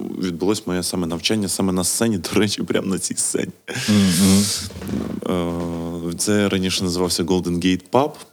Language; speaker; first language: Ukrainian; non-native, local second language; Russian